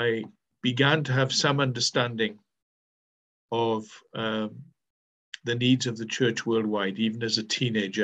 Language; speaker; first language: English; native; English